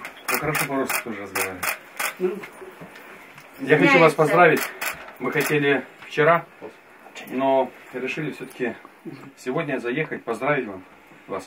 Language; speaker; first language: Russian; non-native, local second language; Romanian